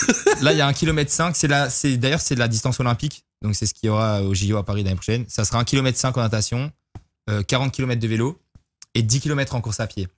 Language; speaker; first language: French; native; French